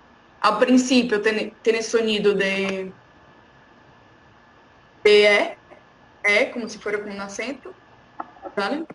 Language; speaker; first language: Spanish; non-native, fluent; Portuguese